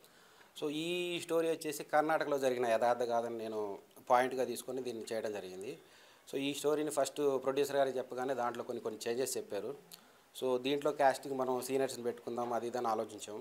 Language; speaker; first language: Telugu; native; Telugu